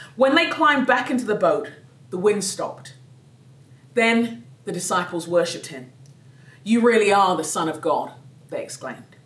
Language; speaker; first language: English; native; English